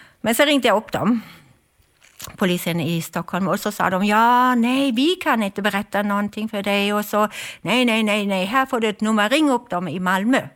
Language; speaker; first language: Swedish; non-native, fluent; German